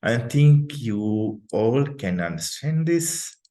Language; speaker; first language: English; non-native, local second language; Sinhala